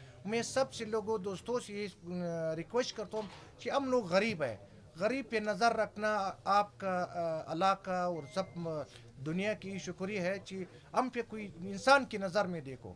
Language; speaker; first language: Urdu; non-native, local second language; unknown